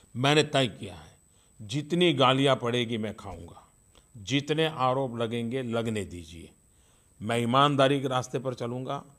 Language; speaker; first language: Hindi; non-native, local second language; Gujarati